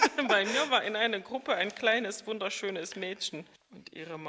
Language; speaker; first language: German; non-native, fluent; Czech